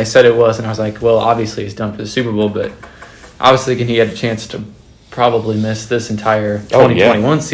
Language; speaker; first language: English; native; English